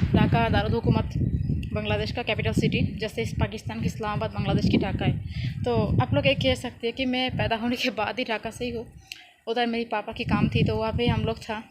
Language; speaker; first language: Urdu; non-native, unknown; Bangla